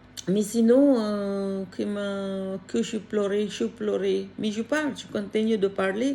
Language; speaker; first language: French; non-native, learner; Filipino